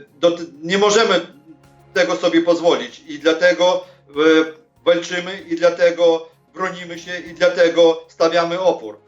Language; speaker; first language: Polish; non-native, fluent; Ukrainian